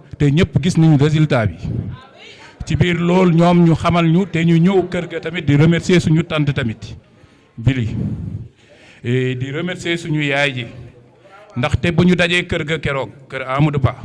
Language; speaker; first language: Wolof; non-native, local second language; Fula